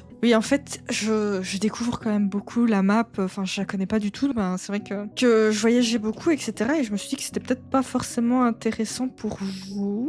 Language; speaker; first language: French; native; French